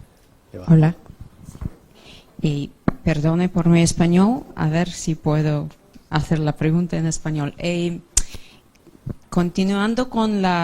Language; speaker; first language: Spanish; non-native, fluent; English